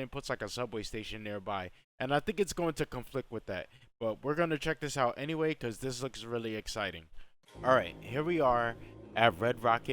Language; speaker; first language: English; native; English